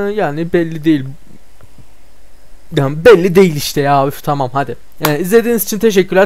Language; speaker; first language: Turkish; native; Turkish